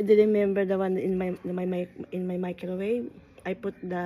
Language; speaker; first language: English; non-native, learner; Filipino